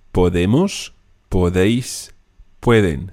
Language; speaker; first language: Spanish; non-native, fluent; English